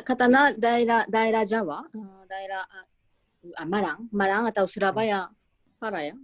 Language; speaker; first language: Indonesian; non-native, learner; Japanese